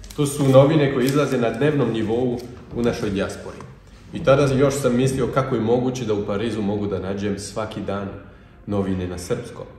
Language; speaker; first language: Bosnian; non-native, fluent; French